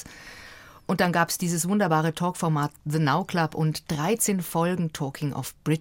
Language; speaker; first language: German; native; German